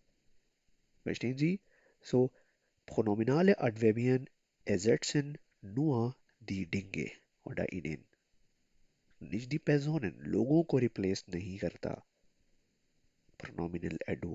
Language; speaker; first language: German; non-native, learner; Urdu